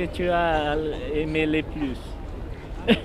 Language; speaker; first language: French; non-native, learner; Portuguese